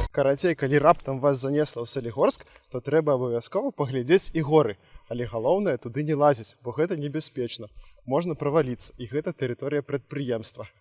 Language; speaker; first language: Belarusian; non-native, local second language; Russian